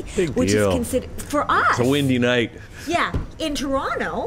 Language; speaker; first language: English; native; English